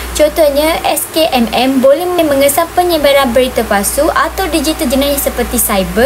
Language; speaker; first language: Malay; native; Malay